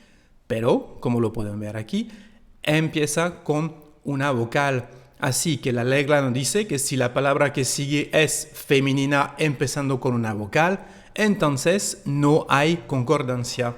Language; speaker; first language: Spanish; non-native, fluent; French